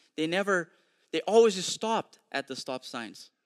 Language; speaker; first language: English; non-native, fluent; Portuguese